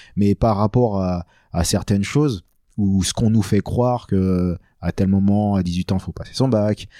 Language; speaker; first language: French; native; French